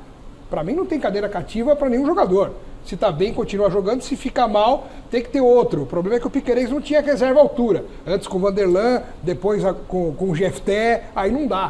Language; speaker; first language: Portuguese; native; Portuguese